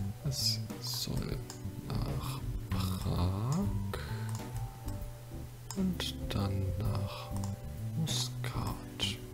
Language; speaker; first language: German; native; German